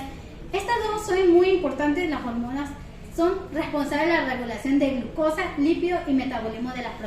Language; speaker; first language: Spanish; native; Spanish